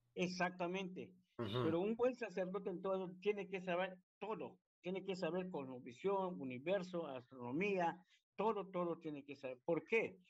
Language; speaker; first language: Spanish; native; Spanish